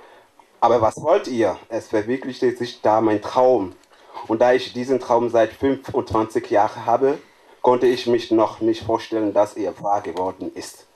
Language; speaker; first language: German; non-native, fluent; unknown